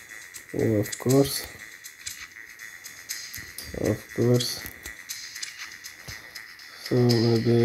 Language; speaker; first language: English; non-native, learner; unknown